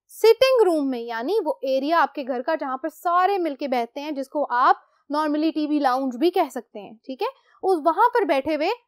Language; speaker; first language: Urdu; native; Urdu